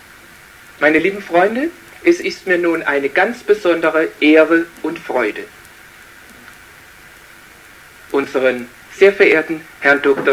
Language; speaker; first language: German; native; German